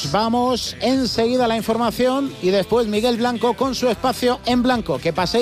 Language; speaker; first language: Spanish; native; Spanish